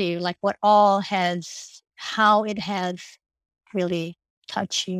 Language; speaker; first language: English; non-native, fluent; Indonesian